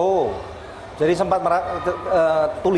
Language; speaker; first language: Indonesian; native; Indonesian